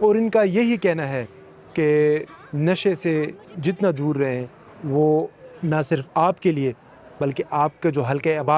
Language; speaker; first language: Urdu; native; Urdu